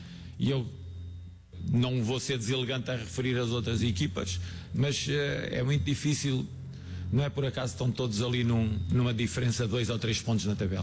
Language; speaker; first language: Portuguese; native; Portuguese